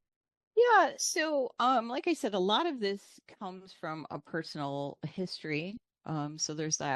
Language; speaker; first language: English; native; English